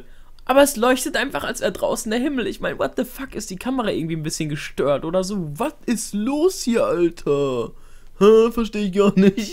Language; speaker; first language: German; native; German